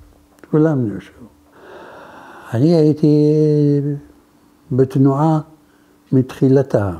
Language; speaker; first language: Hebrew; non-native, fluent; Arabic